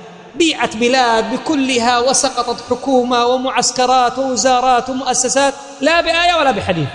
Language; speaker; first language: Arabic; native; Arabic